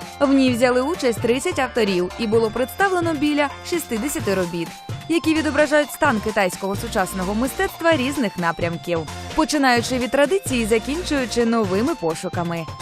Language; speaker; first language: Ukrainian; native; Ukrainian